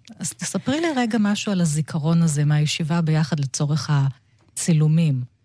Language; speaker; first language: Hebrew; native; Hebrew